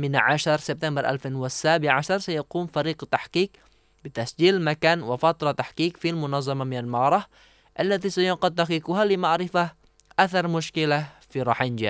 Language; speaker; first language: Arabic; non-native, fluent; Indonesian